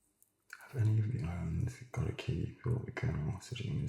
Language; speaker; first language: English; native; English